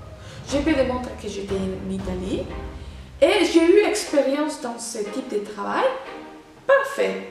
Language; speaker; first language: French; non-native, fluent; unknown